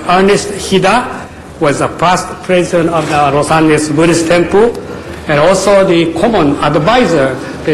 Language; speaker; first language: English; non-native, fluent; Japanese